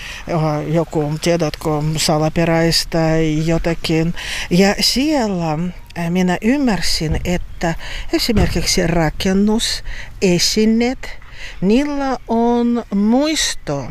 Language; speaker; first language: Finnish; non-native, learner; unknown